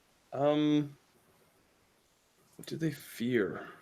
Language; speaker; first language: English; native; English